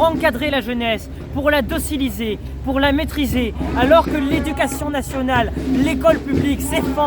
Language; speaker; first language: French; native; French